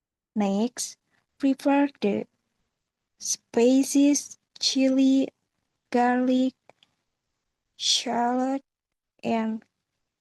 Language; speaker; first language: English; non-native, learner; Indonesian